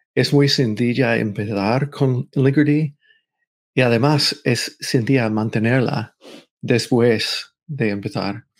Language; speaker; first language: Spanish; non-native, fluent; English